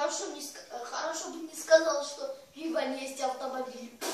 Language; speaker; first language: Russian; non-native, learner; Armenian